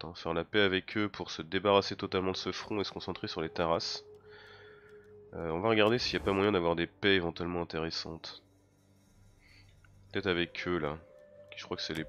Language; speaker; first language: French; native; French